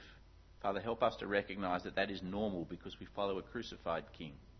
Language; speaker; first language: English; native; English